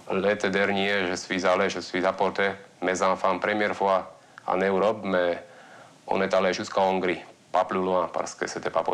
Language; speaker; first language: French; non-native, learner; Slovak